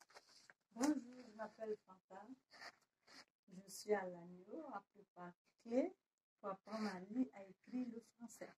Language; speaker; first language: French; non-native, learner; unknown